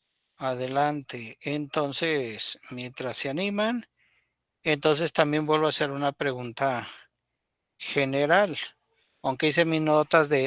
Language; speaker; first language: Spanish; native; Spanish